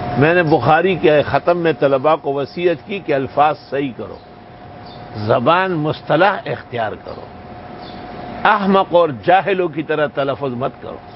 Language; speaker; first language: Urdu; non-native, local second language; Pashto